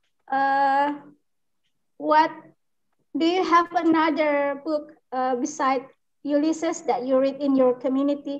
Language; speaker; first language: English; non-native, fluent; Indonesian